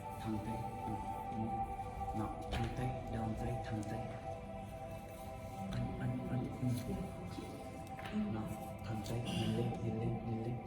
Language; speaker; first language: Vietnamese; non-native, learner; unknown